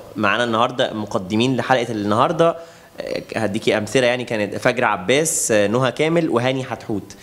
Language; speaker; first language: Arabic; native; Arabic